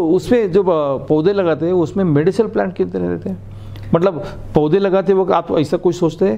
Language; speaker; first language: Hindi; non-native, local second language; Marathi